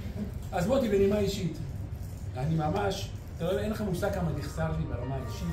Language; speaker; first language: Hebrew; native; Hebrew